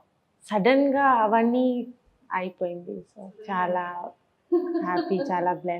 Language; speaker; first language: Telugu; non-native, learner; Bangla